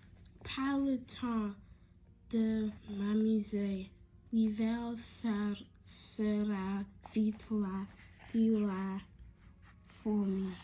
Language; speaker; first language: French; non-native, learner; English